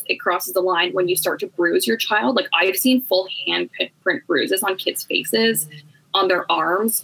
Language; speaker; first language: English; native; English